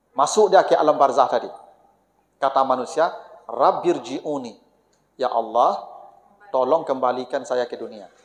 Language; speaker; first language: Malay; non-native, local second language; Minangkabau